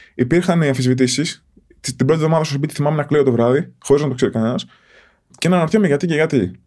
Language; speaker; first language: Greek; native; Greek